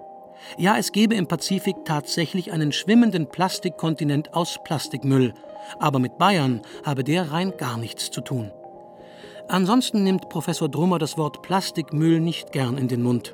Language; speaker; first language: German; native; German